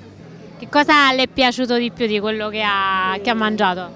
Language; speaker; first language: Italian; native; Italian